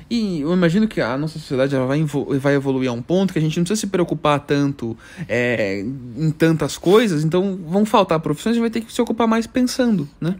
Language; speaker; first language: Portuguese; native; Portuguese